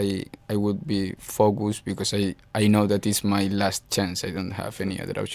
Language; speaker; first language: English; non-native, fluent; Spanish